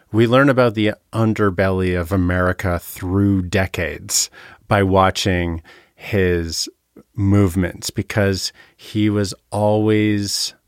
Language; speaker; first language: English; native; English